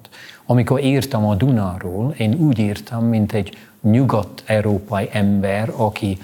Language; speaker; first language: Hungarian; non-native, fluent; English